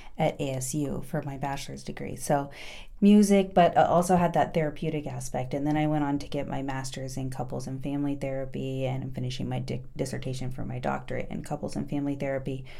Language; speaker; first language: English; native; English